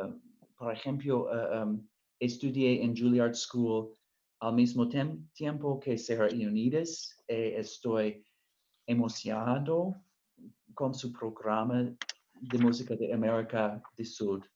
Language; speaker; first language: Spanish; non-native, fluent; English